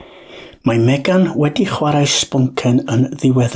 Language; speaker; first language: Welsh; non-native, learner; English